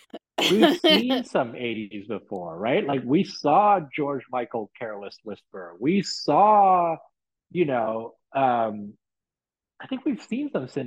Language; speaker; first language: English; non-native, local second language; Cantonese